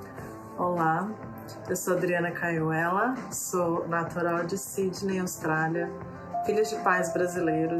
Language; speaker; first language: Portuguese; early bilingual, heritage; Portuguese